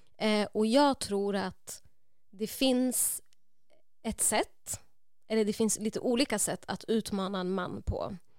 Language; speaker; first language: Swedish; native; Swedish